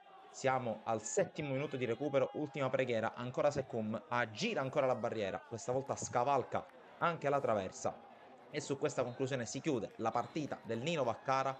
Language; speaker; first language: Italian; native; Italian